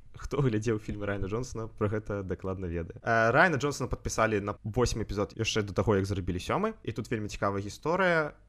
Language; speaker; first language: Belarusian; non-native, local second language; Russian